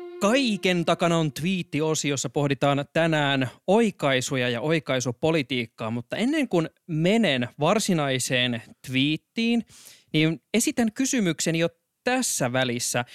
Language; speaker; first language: Finnish; native; Finnish